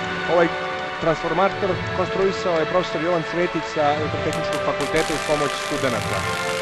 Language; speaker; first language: Bosnian; native; Bosnian